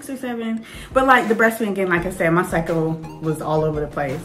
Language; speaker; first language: English; native; English